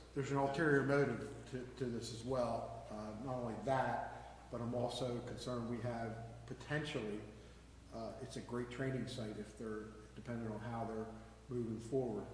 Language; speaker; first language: English; native; English